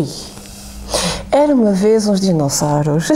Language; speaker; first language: Portuguese; native; Portuguese